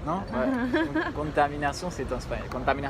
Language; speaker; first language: French; non-native, learner; Spanish